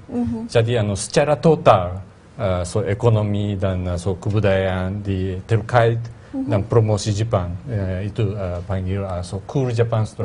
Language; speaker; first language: Indonesian; non-native, learner; Japanese